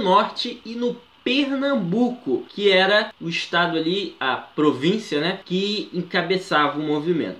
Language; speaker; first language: Portuguese; native; Portuguese